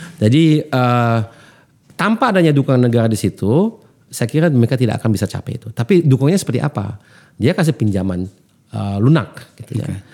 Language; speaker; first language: Indonesian; early bilingual, heritage; German